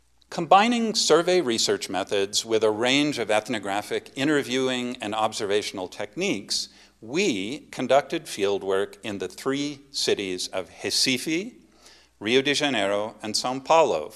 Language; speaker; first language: English; native; English